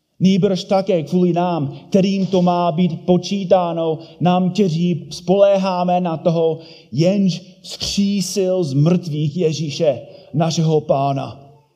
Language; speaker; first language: Czech; non-native, fluent; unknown